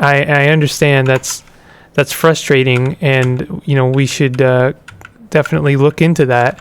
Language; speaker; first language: English; native; English